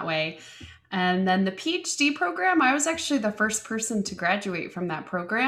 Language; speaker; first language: English; native; English